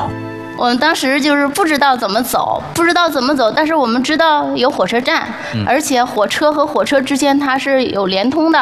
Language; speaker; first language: Chinese; native; Chinese